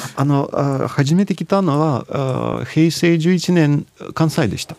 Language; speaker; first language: Japanese; non-native, fluent; Russian